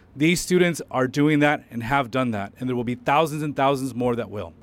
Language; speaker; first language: English; early bilingual, other home language; Spanish